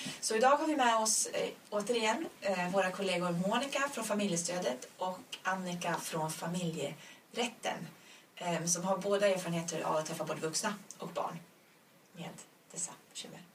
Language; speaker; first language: Swedish; native; Swedish